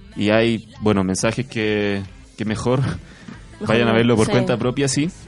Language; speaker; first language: Spanish; non-native, fluent; Chinese